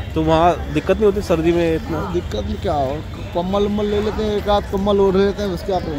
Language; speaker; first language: Hindi; native; Hindi